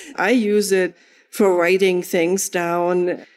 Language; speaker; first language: English; non-native, fluent; German